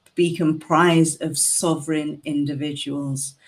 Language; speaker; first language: English; native; English